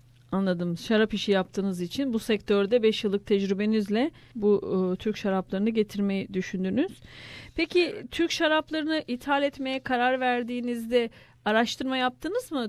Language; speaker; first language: Turkish; native; Turkish